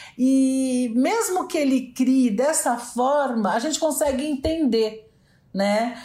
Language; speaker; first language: Portuguese; native; Portuguese